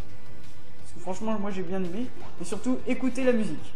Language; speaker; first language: French; native; French